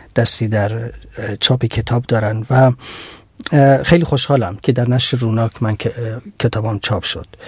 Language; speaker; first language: Persian; non-native, local second language; Central Kurdish